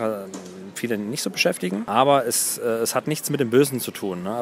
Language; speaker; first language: German; native; German